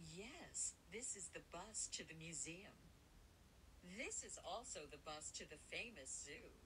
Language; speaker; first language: English; non-native, learner; Japanese